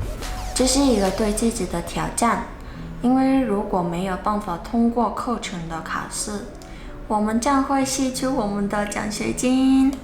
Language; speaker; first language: Chinese; non-native, fluent; Mongolian